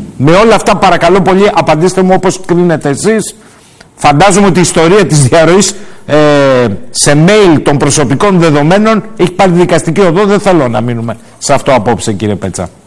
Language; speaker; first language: Greek; native; Greek